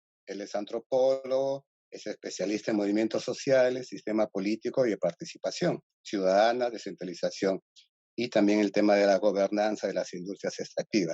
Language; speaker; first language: Spanish; native; Spanish